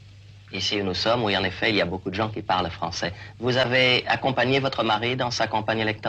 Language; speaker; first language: French; native; French